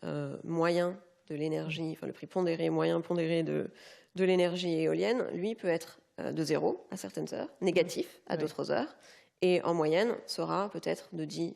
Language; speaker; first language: French; native; French